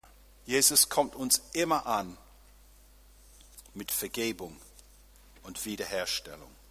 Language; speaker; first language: German; non-native, fluent; English